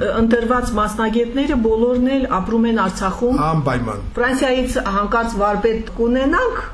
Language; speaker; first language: Armenian; native; Armenian